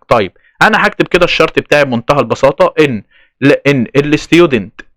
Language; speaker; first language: Arabic; native; Arabic